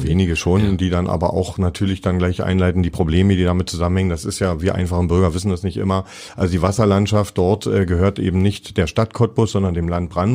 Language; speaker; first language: German; native; German